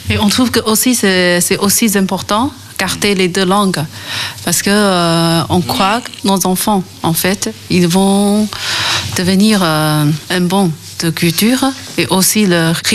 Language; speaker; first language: French; non-native, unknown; Chinese